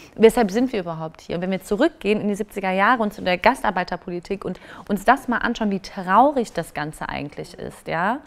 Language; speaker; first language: German; early bilingual, other home language; Turkish